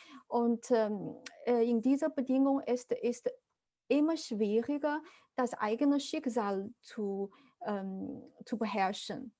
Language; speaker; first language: German; non-native, fluent; Chinese